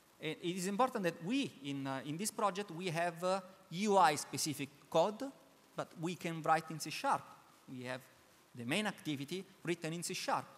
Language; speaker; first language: English; non-native, learner; Italian